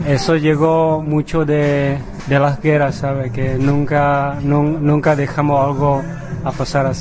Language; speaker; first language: Spanish; non-native, fluent; Vietnamese